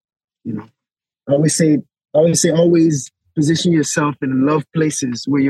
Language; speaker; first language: English; non-native, local second language; Yoruba